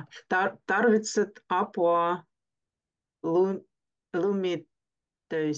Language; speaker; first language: Finnish; non-native, learner; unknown